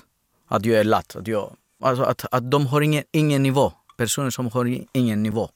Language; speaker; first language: Swedish; non-native, learner; Greek